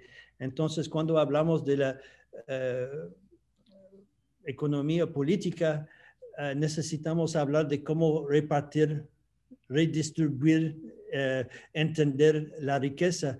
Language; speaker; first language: Spanish; non-native, fluent; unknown